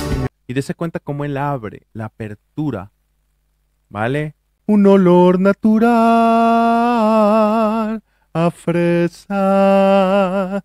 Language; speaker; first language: Spanish; native; Spanish